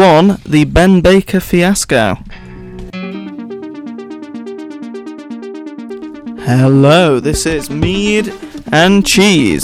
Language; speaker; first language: English; native; English